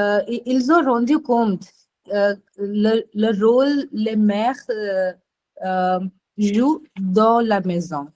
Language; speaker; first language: French; non-native, fluent; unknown